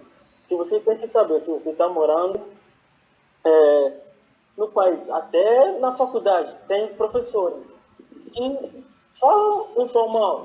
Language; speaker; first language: Portuguese; non-native, fluent; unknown